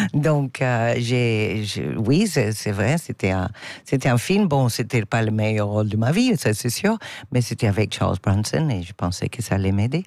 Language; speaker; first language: French; non-native, fluent; English